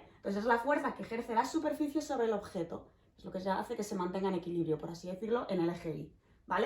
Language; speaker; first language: Spanish; native; Spanish